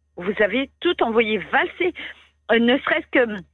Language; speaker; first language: French; native; French